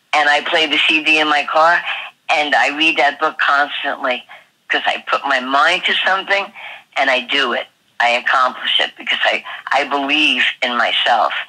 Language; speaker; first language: English; native; English